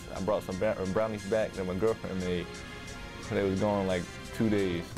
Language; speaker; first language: English; native; English